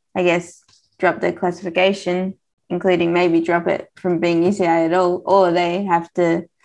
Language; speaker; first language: English; native; English